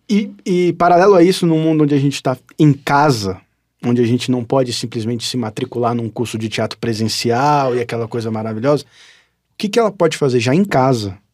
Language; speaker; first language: Portuguese; native; Portuguese